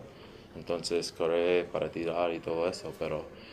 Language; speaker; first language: Spanish; early bilingual, heritage; English